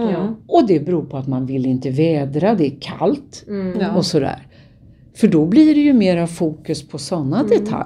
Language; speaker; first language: Swedish; native; Swedish